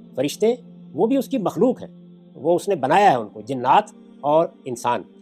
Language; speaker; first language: Urdu; non-native, local second language; Punjabi